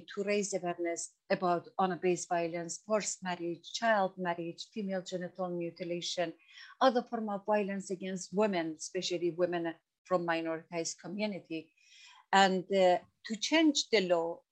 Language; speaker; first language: English; non-native, fluent; Persian